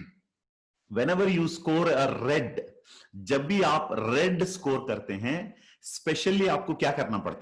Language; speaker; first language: Hindi; native; Hindi